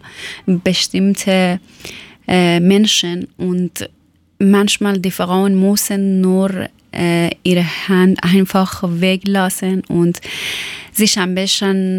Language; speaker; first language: German; non-native, learner; Persian